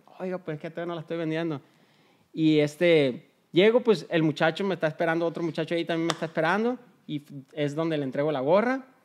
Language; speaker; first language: Spanish; early bilingual, heritage; Spanish